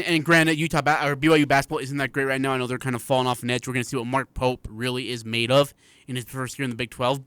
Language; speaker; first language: English; native; English